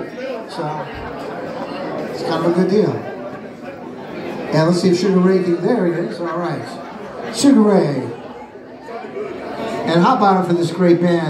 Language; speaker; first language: English; native; English